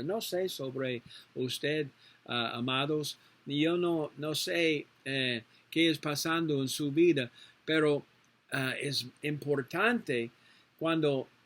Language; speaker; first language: Spanish; non-native, learner; English